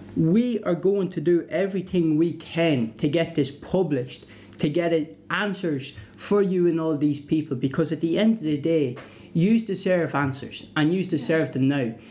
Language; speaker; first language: English; native; English